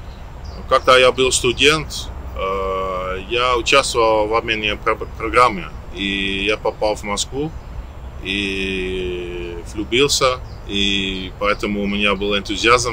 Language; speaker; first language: Russian; non-native, learner; Dutch